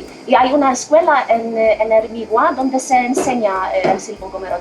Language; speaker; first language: Spanish; non-native, fluent; Polish